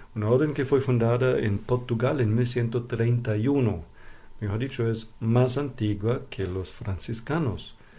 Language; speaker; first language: Spanish; non-native, fluent; German